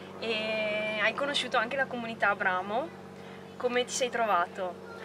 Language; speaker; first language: Italian; native; Italian